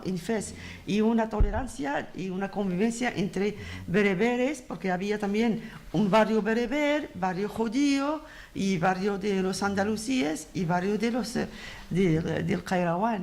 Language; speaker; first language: Spanish; non-native, fluent; Arabic